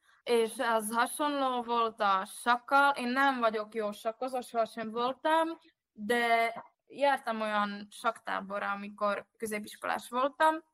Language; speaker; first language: Hungarian; non-native, fluent; Czech